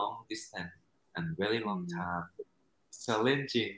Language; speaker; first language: English; non-native, fluent; Thai